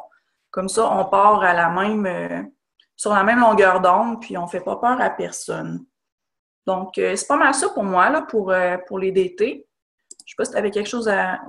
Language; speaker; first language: French; native; French